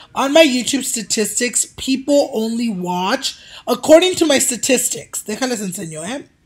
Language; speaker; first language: English; early bilingual, other home language; Spanish